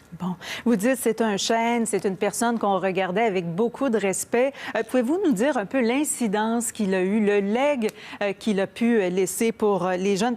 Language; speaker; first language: French; native; French